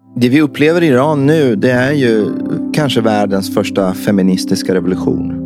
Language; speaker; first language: Swedish; early bilingual, other home language; Persian